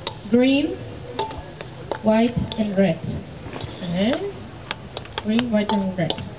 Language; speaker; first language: English; non-native, learner; Spanish